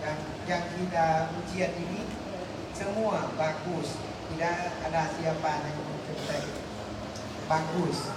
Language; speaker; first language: Indonesian; non-native, learner; Thai